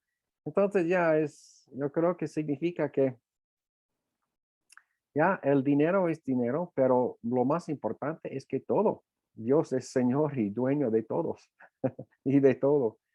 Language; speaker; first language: Spanish; non-native, fluent; English